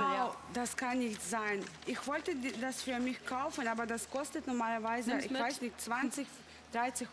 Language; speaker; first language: German; non-native, fluent; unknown